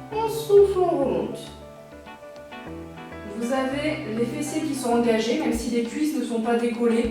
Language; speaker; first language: French; native; French